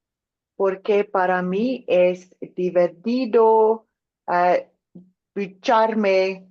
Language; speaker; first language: Spanish; non-native, learner; English